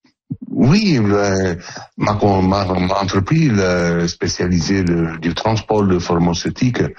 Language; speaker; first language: French; non-native, learner; Italian